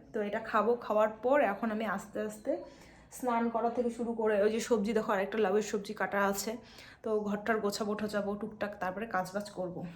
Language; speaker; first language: Bangla; native; Bangla